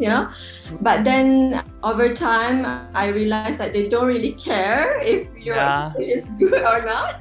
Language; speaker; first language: English; non-native, local second language; Malay